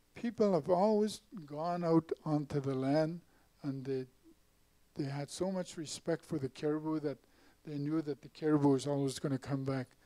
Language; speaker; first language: English; native; English